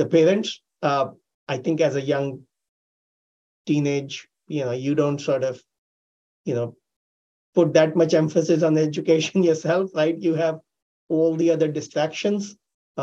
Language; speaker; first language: English; non-native, local second language; Hindi